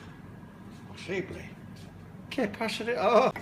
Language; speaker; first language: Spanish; non-native, learner; English